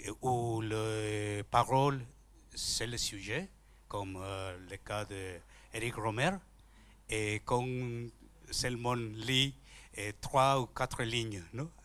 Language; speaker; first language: French; non-native, learner; Spanish